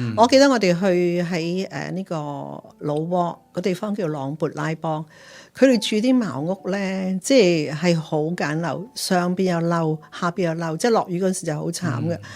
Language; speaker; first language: Cantonese; native; Cantonese